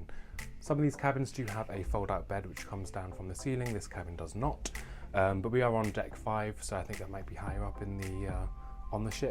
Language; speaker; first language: English; native; English